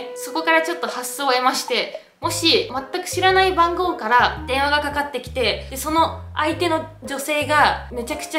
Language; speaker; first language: Japanese; native; Japanese